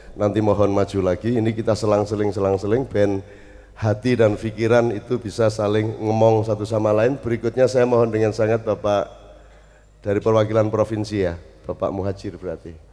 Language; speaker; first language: Indonesian; non-native, local second language; Javanese